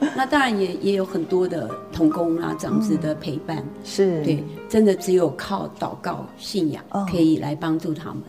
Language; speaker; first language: Chinese; native; Chinese